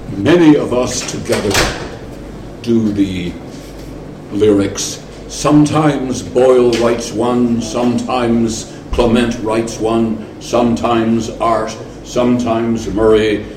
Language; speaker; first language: English; native; English